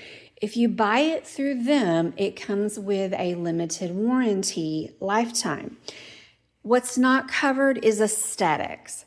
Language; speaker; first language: English; native; English